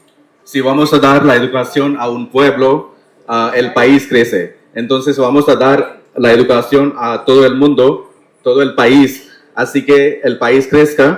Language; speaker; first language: Spanish; non-native, learner; Tamil